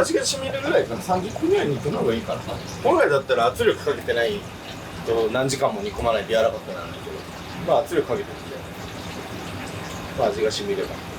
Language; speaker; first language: Japanese; native; Japanese